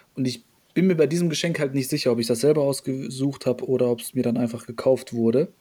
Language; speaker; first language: German; early bilingual, other home language; Polish